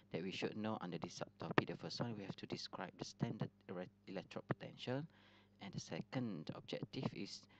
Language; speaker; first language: English; non-native, local second language; Malay